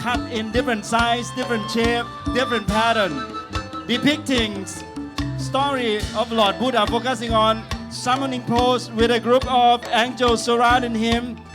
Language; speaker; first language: English; non-native, fluent; Thai